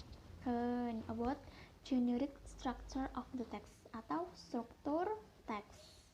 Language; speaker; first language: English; non-native, fluent; Indonesian